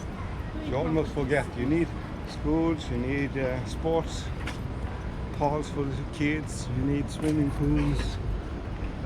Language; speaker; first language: English; non-native, learner; Swedish